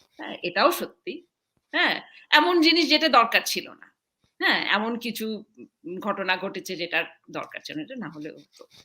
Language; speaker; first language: Bangla; native; Bangla